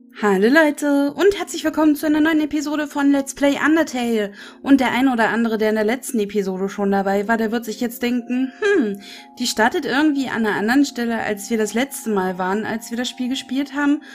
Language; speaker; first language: German; native; German